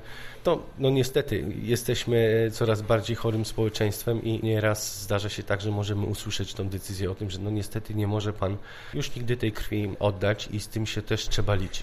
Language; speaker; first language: Polish; native; Polish